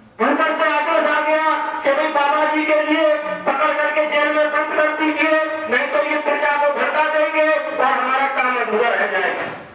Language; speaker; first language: Hindi; native; Hindi